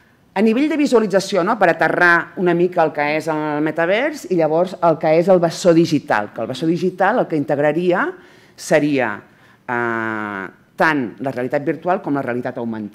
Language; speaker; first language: Catalan; native; Catalan